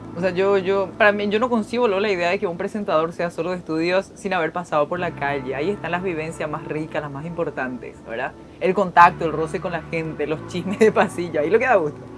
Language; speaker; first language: Spanish; early bilingual, other home language; Korean